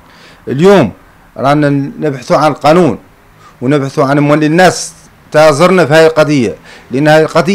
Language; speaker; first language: Arabic; native; Arabic